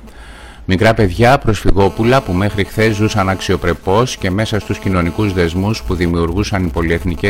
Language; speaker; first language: Greek; native; Greek